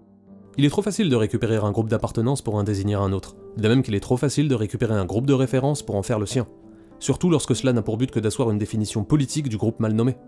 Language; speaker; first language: French; native; French